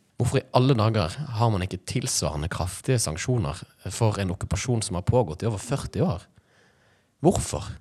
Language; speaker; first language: Norwegian; native; Norwegian